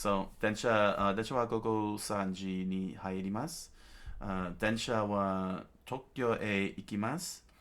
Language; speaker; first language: Japanese; non-native, learner; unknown